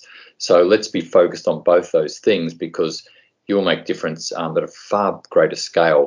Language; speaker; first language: English; native; English